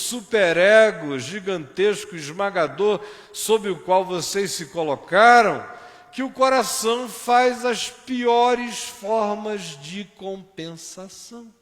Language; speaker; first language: Portuguese; native; Portuguese